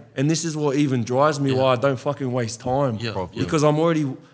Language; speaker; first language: English; native; English